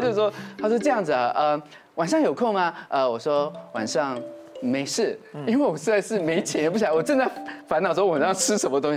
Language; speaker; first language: Chinese; native; Chinese